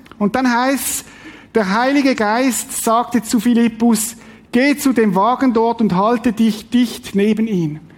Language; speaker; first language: German; native; German